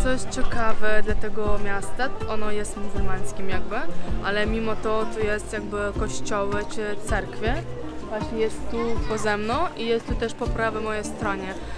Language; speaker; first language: Polish; non-native, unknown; Uzbek